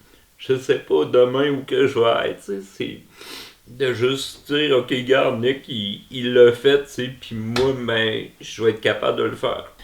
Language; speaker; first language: French; native; French